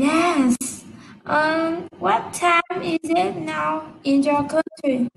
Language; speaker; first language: English; non-native, learner; Vietnamese